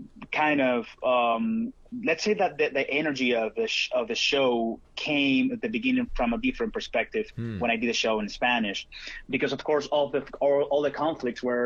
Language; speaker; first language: English; non-native, fluent; Spanish